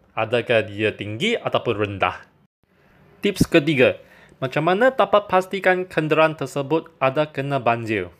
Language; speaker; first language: Malay; non-native, local second language; Chinese